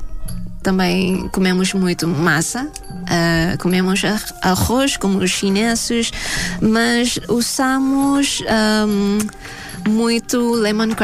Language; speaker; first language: Portuguese; non-native, fluent; Thai